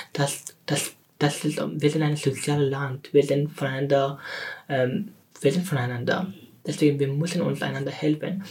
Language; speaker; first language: German; non-native, learner; Persian